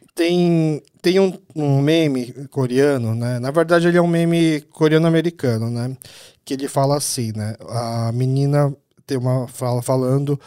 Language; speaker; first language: Portuguese; early bilingual, other home language; Korean